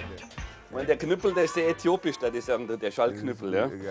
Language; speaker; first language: German; native; German